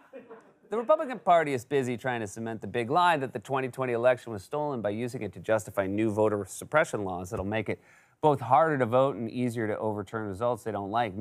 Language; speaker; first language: English; native; English